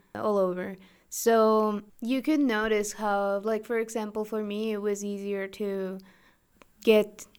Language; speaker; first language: English; non-native, fluent; Spanish